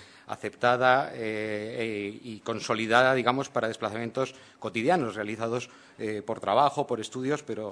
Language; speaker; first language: Spanish; native; Spanish